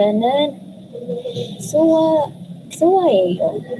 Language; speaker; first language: Korean; non-native, learner; Filipino